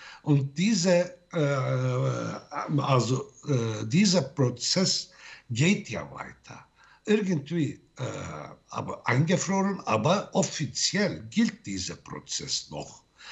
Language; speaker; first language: German; non-native, fluent; Turkish